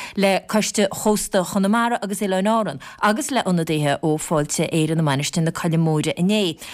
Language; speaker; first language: Irish; native; Irish